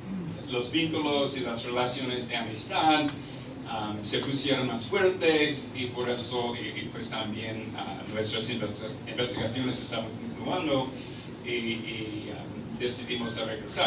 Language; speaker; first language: Spanish; non-native, fluent; English